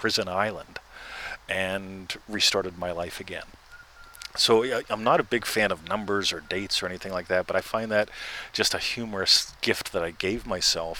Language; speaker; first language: English; native; English